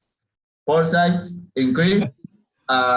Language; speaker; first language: English; non-native, learner; Spanish